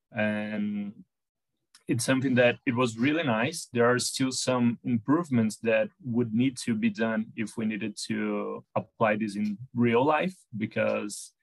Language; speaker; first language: English; non-native, fluent; Portuguese